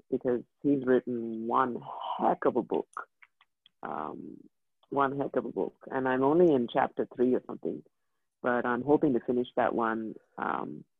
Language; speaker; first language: English; native; English